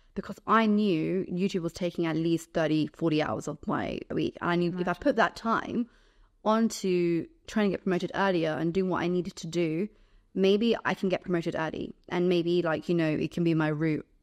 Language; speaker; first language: English; native; English